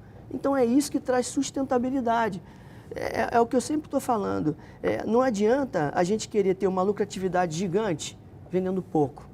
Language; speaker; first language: Portuguese; native; Portuguese